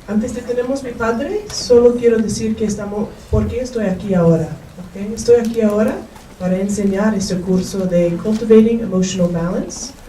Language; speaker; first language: Spanish; non-native, learner; English